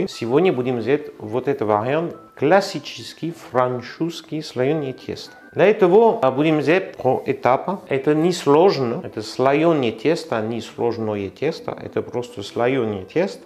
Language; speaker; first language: Russian; non-native, learner; French